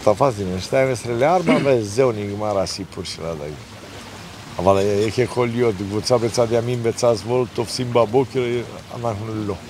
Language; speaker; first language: Hebrew; non-native, learner; Romanian